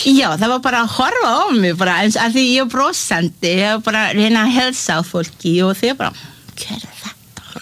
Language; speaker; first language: Icelandic; non-native, learner; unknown